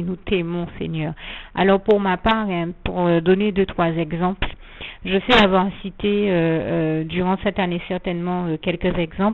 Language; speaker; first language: French; native; French